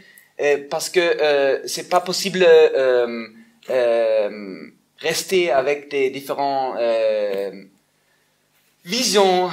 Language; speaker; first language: French; non-native, fluent; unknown